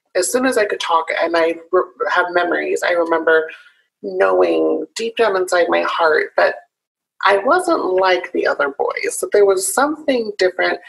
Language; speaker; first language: English; native; English